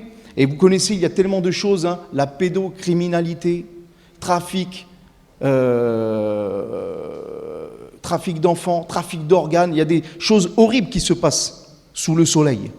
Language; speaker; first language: French; native; French